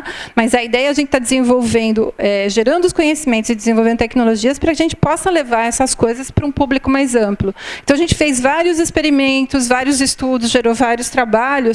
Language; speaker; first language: Portuguese; native; Portuguese